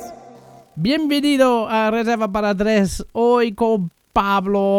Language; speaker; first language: Spanish; non-native, fluent; German